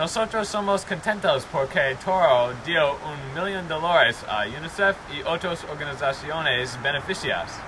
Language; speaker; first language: Spanish; non-native, learner; English